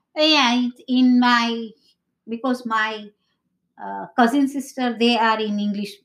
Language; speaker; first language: English; non-native, local second language; Gujarati